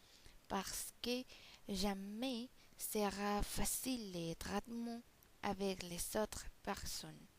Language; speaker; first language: French; non-native, learner; Spanish